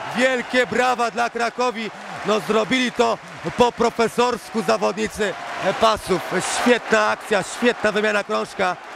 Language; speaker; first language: Polish; native; Polish